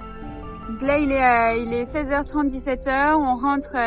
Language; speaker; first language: French; native; French